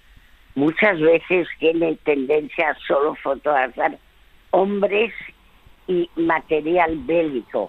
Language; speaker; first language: Spanish; early bilingual, other home language; French